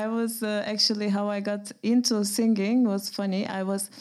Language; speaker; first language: English; non-native, fluent; Turkish